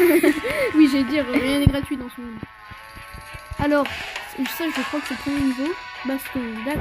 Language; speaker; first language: French; native; French